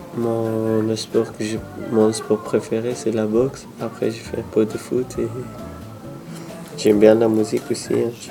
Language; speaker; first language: French; non-native, learner; Persian